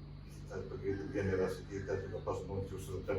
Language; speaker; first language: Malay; non-native, local second language; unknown